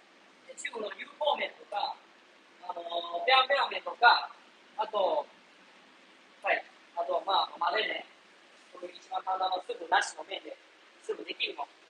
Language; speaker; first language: Japanese; non-native, fluent; Chinese